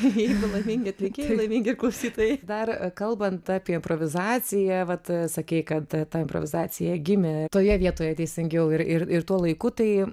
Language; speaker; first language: Lithuanian; native; Lithuanian